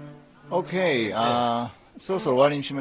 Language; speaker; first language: Japanese; native; Japanese